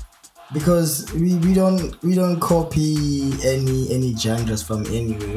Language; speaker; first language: English; non-native, local second language; Zulu